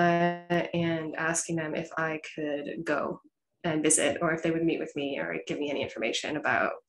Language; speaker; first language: English; native; English